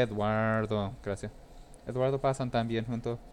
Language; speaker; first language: Spanish; non-native, learner; English